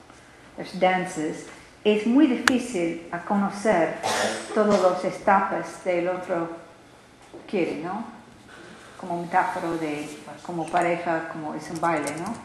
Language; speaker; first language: Spanish; non-native, learner; English